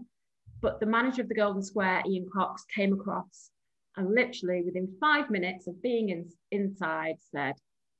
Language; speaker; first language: English; native; English